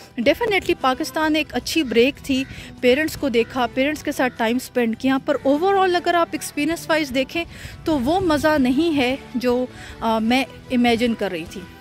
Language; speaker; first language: Urdu; native; Urdu